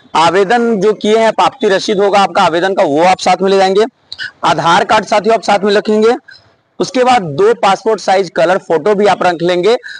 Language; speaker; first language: Hindi; native; Hindi